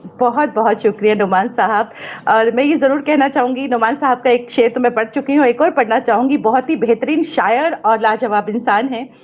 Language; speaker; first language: Hindi; native; Hindi